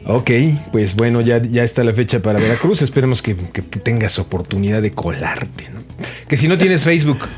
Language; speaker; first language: Spanish; native; Spanish